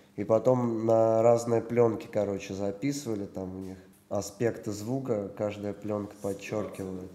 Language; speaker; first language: Russian; native; Russian